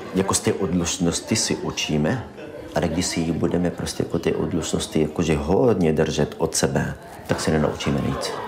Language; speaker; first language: Czech; non-native, fluent; Hebrew